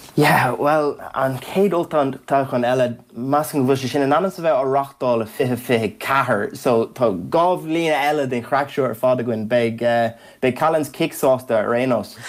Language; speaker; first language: Irish; native; Irish